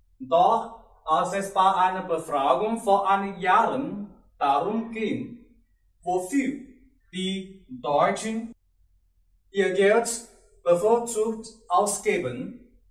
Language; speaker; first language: German; non-native, learner; Chinese